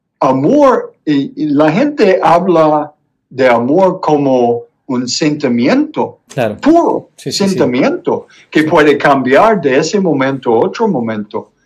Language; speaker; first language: Spanish; non-native, fluent; English